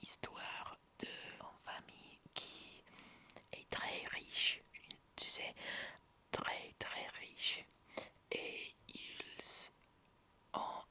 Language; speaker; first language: French; non-native, learner; English